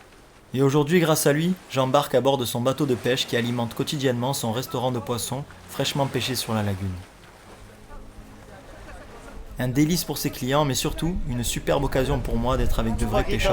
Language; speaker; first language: French; native; French